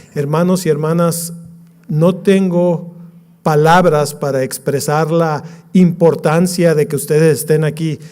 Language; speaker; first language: Spanish; native; Spanish